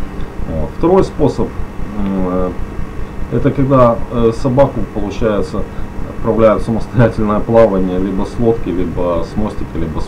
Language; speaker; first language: Russian; native; Russian